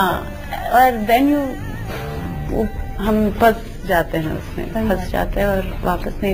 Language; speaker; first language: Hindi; non-native, local second language; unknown